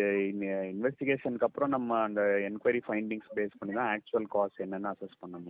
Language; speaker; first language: Tamil; native; Tamil